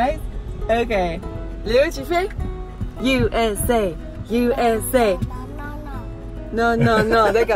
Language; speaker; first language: French; native; French